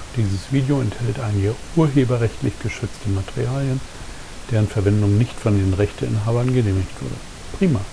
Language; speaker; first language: German; native; German